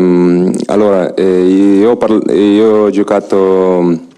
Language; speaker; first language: Italian; non-native, learner; Ukrainian